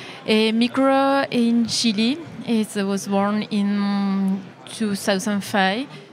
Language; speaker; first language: English; non-native, learner; Spanish